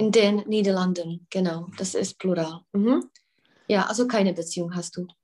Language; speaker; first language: German; non-native, fluent; Czech